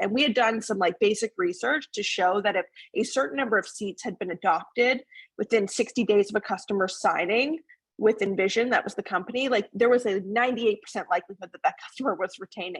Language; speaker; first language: English; native; English